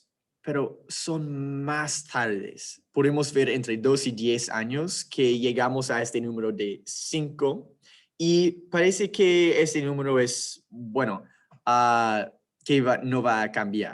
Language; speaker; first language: Spanish; non-native, fluent; English